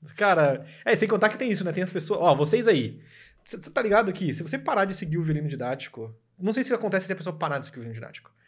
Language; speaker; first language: Portuguese; native; Portuguese